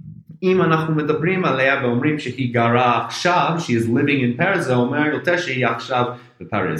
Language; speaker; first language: Hebrew; non-native, fluent; English